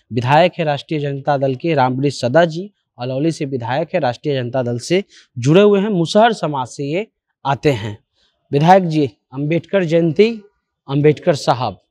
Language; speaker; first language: Hindi; native; Hindi